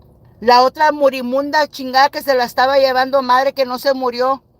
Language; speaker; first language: Spanish; early bilingual, heritage; Spanish